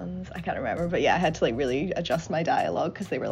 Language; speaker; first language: English; native; English